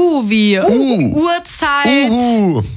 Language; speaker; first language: German; native; German